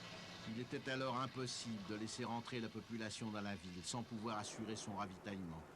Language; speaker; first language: French; native; French